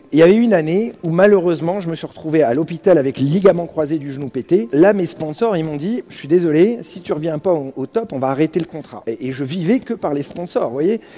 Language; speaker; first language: French; early bilingual, other home language; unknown